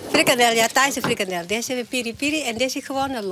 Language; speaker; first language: Dutch; non-native, learner; Thai